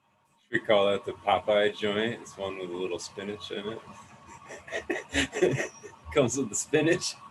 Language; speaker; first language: English; native; English